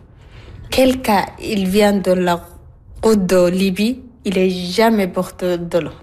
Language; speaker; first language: French; non-native, learner; Arabic